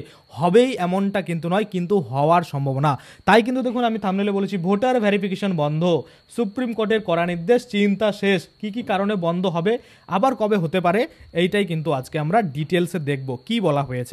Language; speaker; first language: Bangla; native; Bangla